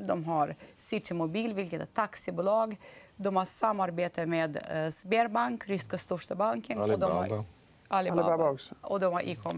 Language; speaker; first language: Swedish; non-native, fluent; Russian